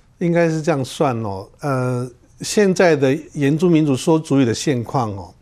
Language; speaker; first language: Chinese; non-native, local second language; Amis